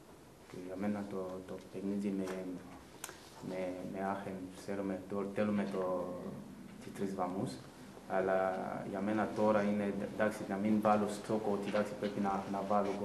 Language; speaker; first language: Greek; non-native, fluent; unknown